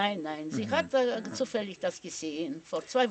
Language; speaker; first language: German; non-native, fluent; Russian